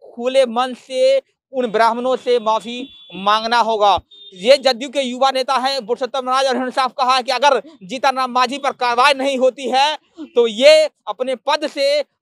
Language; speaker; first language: Hindi; native; Hindi